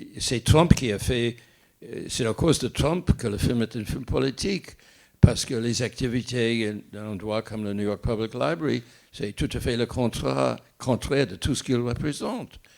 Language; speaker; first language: French; non-native, fluent; English